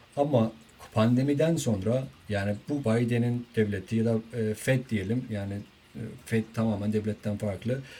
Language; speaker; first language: Turkish; non-native, fluent; Persian